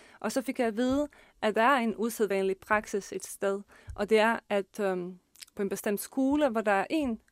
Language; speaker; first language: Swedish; non-native, learner; Danish